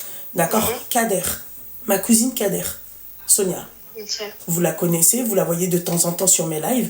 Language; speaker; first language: French; native; French